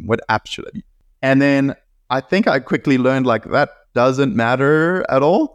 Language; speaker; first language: English; native; English